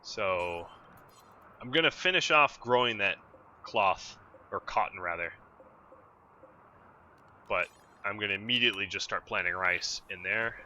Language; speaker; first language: English; native; English